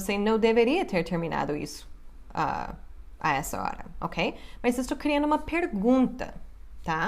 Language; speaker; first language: Portuguese; non-native, fluent; English